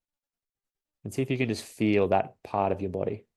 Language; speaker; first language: English; native; English